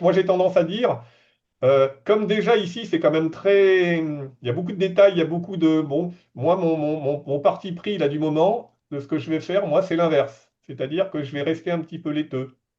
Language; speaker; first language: French; native; French